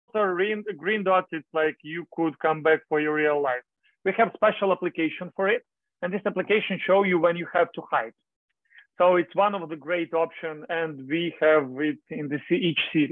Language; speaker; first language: English; non-native, learner; Ukrainian